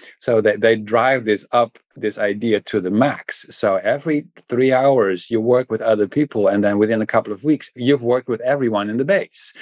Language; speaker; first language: English; non-native, fluent; Dutch